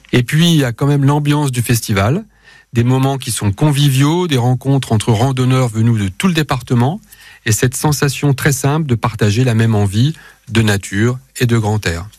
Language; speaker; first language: French; native; French